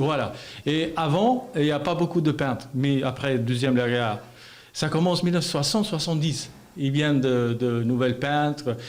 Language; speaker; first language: French; non-native, learner; Albanian